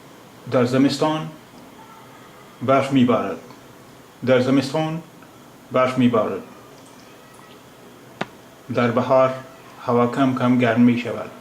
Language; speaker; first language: Persian; non-native, fluent; Urdu